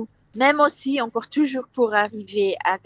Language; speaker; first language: French; non-native, local second language; Dutch